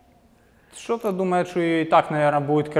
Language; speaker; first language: Russian; native; Russian